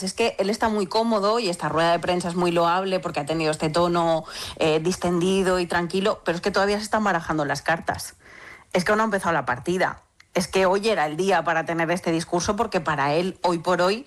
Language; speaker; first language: Spanish; native; Spanish